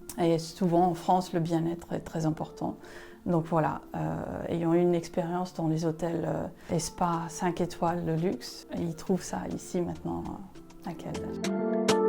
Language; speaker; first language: French; non-native, fluent; Spanish